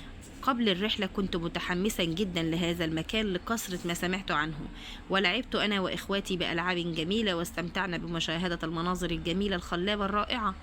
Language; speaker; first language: Arabic; native; Arabic